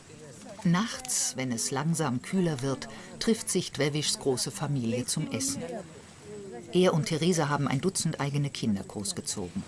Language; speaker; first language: German; native; German